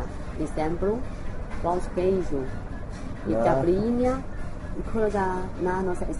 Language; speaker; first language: Portuguese; non-native, learner; Chinese